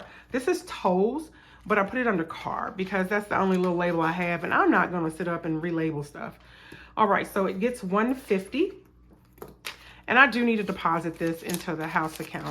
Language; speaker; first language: English; native; English